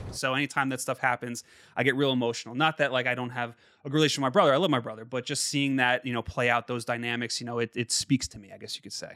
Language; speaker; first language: English; native; English